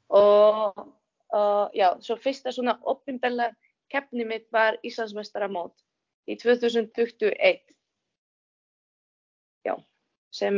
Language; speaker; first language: Icelandic; non-native, fluent; Czech